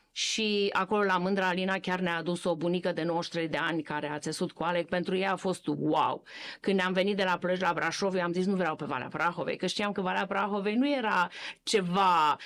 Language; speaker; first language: Romanian; native; Romanian